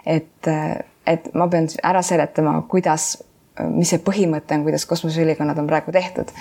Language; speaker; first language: Estonian; native; Estonian